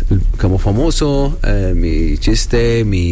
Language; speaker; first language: Spanish; non-native, learner; Arabic